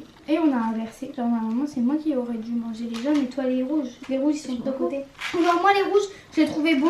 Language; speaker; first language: French; native; French